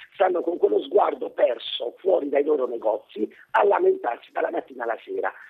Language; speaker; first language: Italian; native; Italian